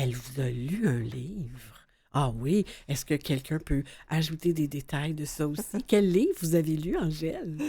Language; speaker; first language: French; native; French